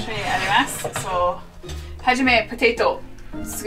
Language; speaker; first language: Japanese; non-native, learner; English